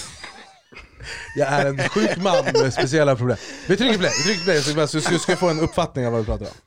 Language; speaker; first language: Swedish; native; Swedish